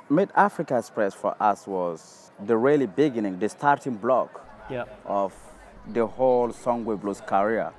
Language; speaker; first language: English; non-native, fluent; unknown